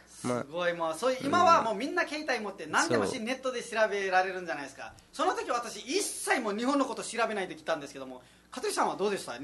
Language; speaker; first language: Japanese; non-native, fluent; Nepali